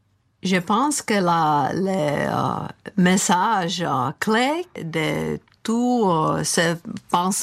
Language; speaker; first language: French; non-native, fluent; Czech